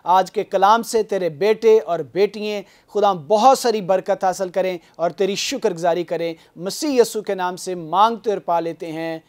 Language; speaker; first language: Urdu; non-native, local second language; Punjabi